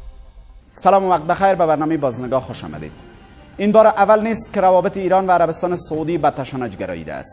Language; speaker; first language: Persian; native; Persian